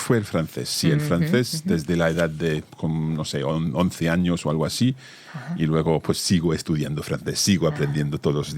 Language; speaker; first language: Spanish; non-native, fluent; English